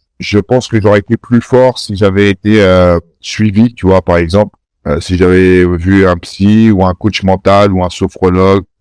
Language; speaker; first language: French; native; French